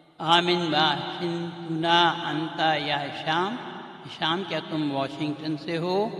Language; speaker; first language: Urdu; native; Urdu